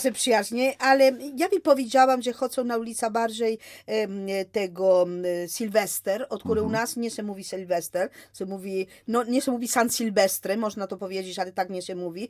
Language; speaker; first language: Polish; non-native, fluent; Spanish